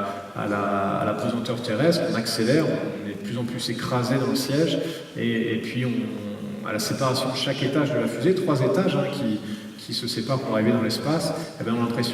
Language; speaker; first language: French; native; French